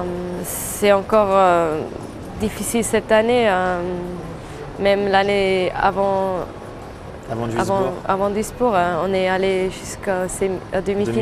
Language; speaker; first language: French; non-native, fluent; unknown